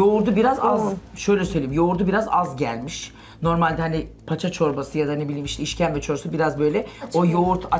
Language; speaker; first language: Turkish; native; Turkish